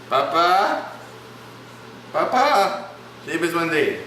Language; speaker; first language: French; non-native, learner; English